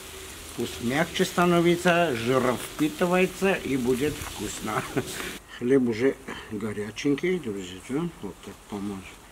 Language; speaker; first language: Russian; non-native, fluent; Armenian